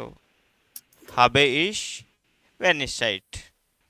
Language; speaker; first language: German; non-native, fluent; Hindi